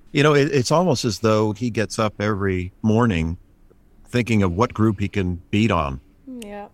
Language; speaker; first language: English; native; English